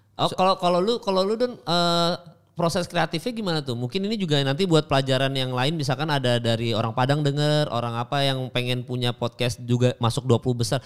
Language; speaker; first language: Indonesian; native; Indonesian